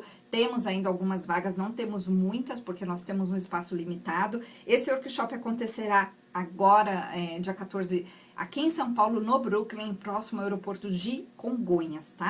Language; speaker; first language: Portuguese; native; Portuguese